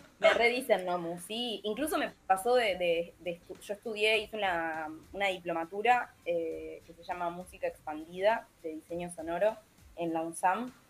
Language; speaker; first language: Spanish; native; Spanish